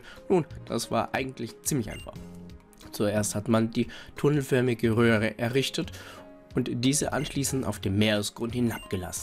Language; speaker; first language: German; native; German